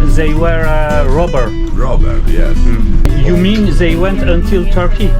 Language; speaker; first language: English; non-native, learner; Turkish